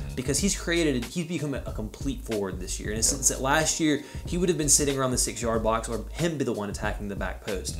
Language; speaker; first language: English; native; English